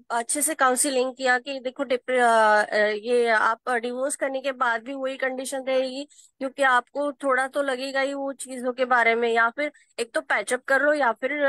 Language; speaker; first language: Hindi; non-native, local second language; Marathi